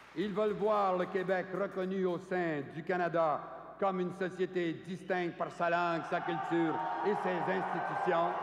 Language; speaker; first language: French; native; French